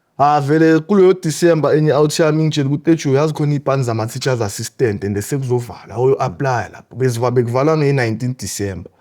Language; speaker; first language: Zulu; native; Zulu